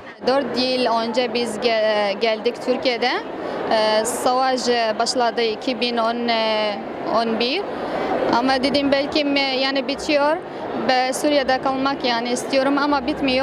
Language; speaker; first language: Turkish; non-native, learner; Arabic